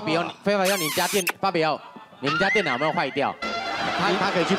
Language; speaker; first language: Chinese; native; Chinese